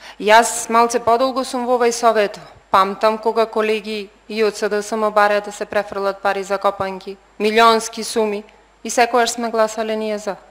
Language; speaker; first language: Macedonian; native; Macedonian